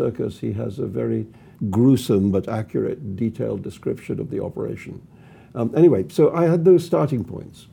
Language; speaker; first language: English; non-native, local second language; Urdu